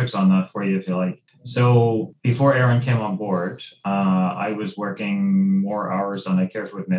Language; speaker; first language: English; native; English